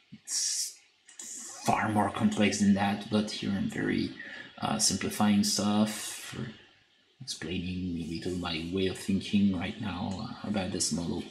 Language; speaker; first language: English; non-native, fluent; French